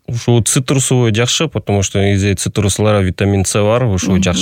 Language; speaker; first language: Kyrgyz; non-native, local second language; Russian